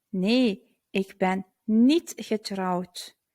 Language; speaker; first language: Dutch; non-native, fluent; Turkish